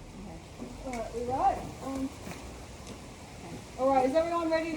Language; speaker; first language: English; native; English